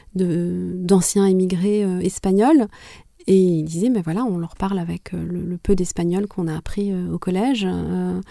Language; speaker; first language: French; non-native, local second language; Kinyarwanda